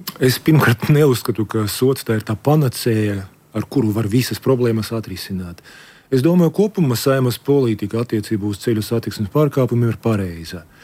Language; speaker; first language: Latvian; non-native, local second language; Russian